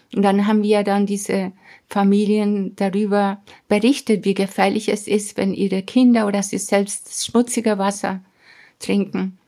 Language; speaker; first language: German; non-native, fluent; Spanish